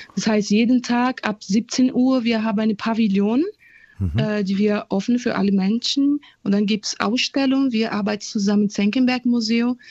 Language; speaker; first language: German; non-native, fluent; Portuguese